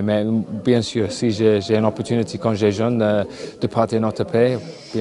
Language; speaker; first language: French; non-native, learner; English